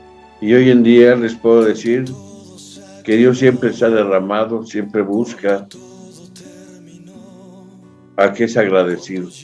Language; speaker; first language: Spanish; native; Spanish